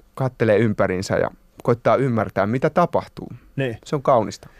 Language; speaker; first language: Finnish; native; Finnish